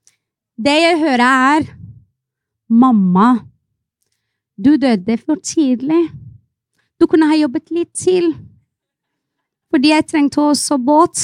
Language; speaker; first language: Norwegian; non-native, fluent; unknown